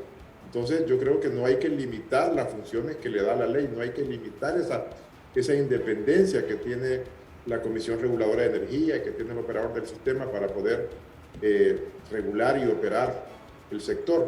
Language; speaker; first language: Spanish; native; Spanish